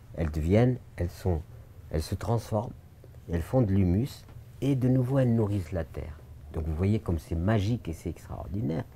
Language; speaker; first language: French; non-native, local second language; Arabic